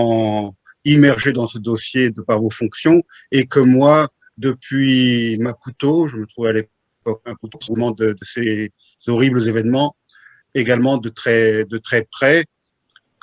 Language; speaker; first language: French; native; French